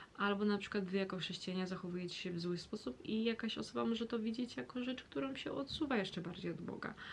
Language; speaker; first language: Polish; early bilingual, heritage; Polish